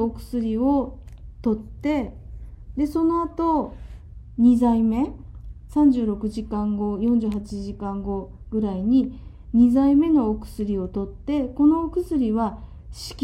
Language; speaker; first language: Japanese; native; Japanese